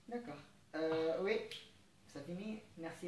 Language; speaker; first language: French; non-native, fluent; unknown